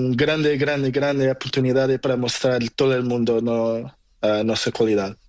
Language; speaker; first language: Spanish; non-native, learner; Portuguese